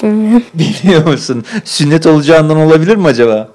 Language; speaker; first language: Turkish; native; Turkish